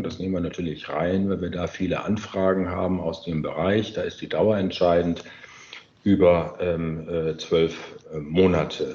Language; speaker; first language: German; native; German